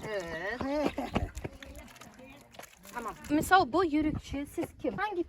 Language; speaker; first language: Turkish; non-native, learner; Russian